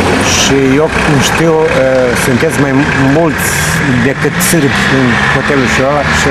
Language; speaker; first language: Romanian; non-native, learner; Serbian